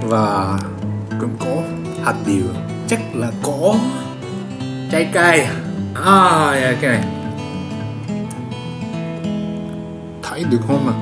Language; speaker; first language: Vietnamese; non-native, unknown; Japanese